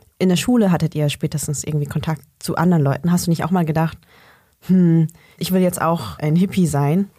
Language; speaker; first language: German; early bilingual, other home language; Vietnamese